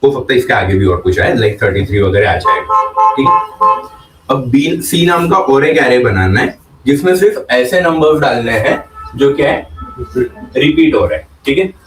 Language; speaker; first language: Hindi; non-native, local second language; Marathi